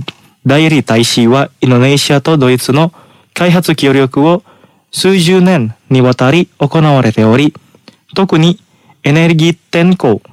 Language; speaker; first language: Japanese; non-native, fluent; Indonesian